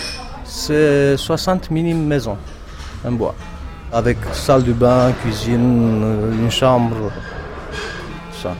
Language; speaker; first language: French; non-native, fluent; Romanian